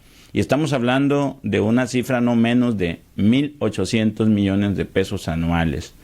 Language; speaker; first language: Spanish; native; Spanish